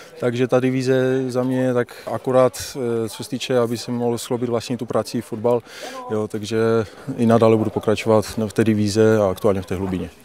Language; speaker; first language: Czech; non-native, fluent; Armenian